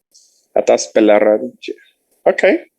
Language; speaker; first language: Indonesian; non-native, learner; English